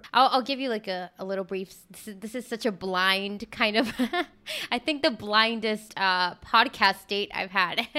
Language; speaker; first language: English; early bilingual, other home language; Spanish